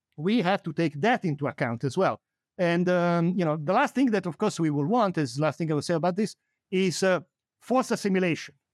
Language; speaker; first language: English; non-native, fluent; Italian